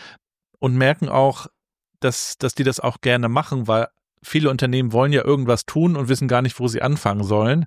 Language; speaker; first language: German; native; German